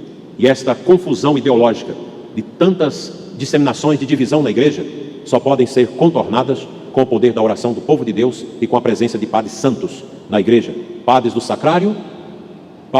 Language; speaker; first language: Portuguese; native; Portuguese